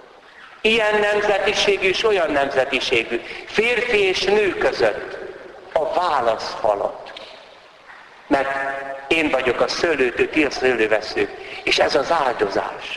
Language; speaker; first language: Hungarian; native; Hungarian